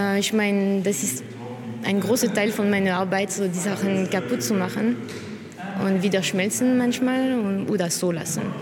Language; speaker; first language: German; non-native, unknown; French